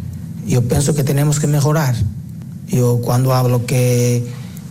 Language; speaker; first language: Spanish; non-native, fluent; Portuguese